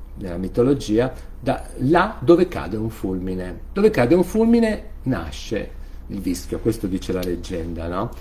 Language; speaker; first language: Italian; native; Italian